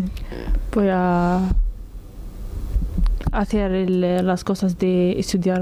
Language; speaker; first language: Spanish; non-native, learner; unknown